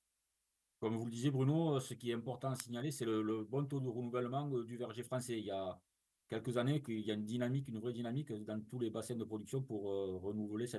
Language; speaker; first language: French; native; French